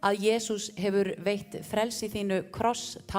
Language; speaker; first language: Icelandic; native; Icelandic